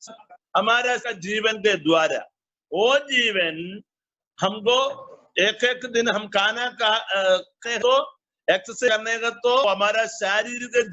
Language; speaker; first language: Hindi; non-native, learner; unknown